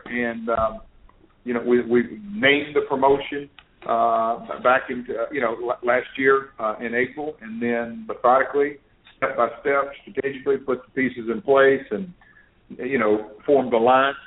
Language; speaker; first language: English; native; English